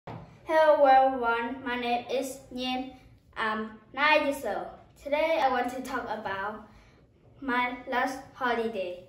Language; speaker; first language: English; non-native, learner; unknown